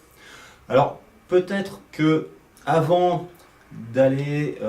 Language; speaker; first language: French; native; French